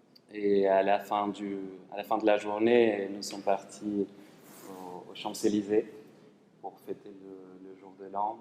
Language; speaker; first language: French; non-native, fluent; Spanish